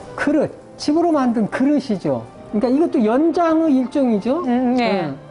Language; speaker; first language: Korean; native; Korean